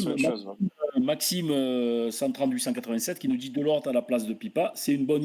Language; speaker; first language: French; native; French